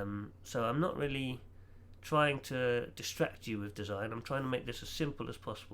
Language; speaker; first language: English; native; English